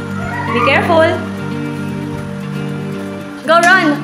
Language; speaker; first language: English; non-native, local second language; Filipino